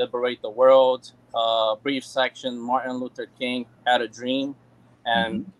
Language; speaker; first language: English; non-native, fluent; Portuguese